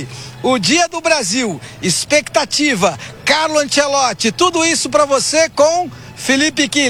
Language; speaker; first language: Portuguese; native; Portuguese